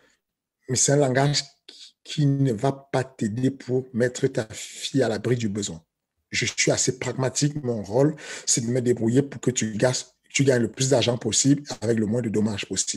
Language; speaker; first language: French; native; French